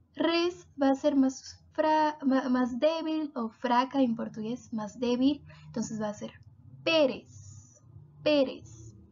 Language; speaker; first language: Spanish; non-native, fluent; Portuguese